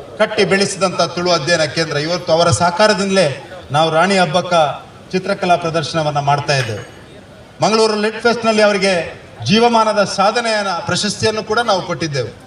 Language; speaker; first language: Kannada; non-native, local second language; Tulu